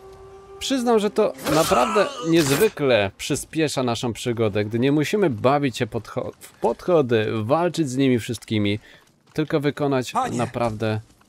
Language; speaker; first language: Polish; native; Polish